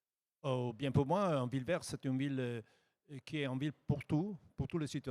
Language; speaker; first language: French; non-native, fluent; Italian